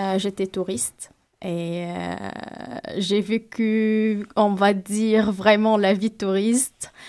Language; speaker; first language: French; non-native, local second language; Arabic